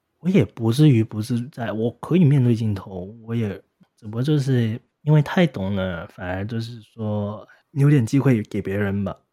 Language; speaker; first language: Chinese; non-native, local second language; Cantonese